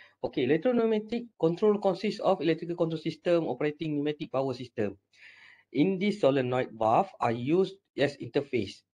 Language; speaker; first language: English; non-native, local second language; Malay